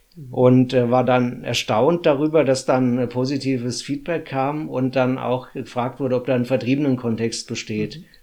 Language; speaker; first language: German; native; German